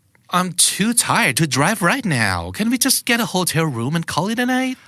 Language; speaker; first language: English; non-native, fluent; Thai